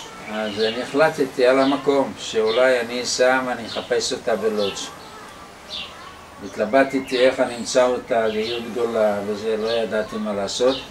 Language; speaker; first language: Hebrew; non-native, fluent; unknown